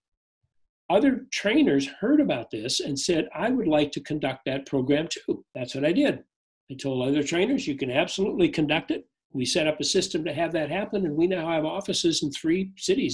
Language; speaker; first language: English; native; English